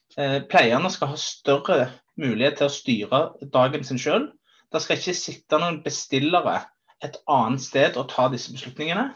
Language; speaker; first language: Norwegian; native; Norwegian